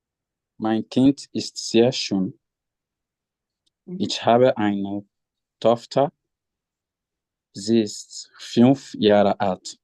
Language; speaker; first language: German; non-native, learner; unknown